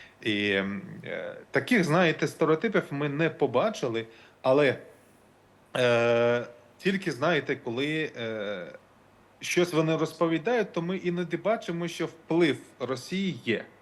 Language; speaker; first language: Ukrainian; non-native, local second language; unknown